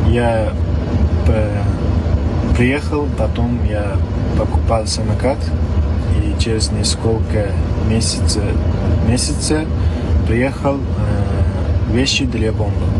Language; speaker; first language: Russian; non-native, learner; Uzbek